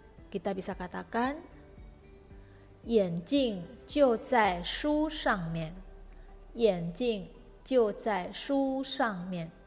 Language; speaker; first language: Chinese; non-native, fluent; Indonesian